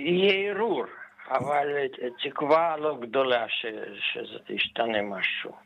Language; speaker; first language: Hebrew; non-native, fluent; Russian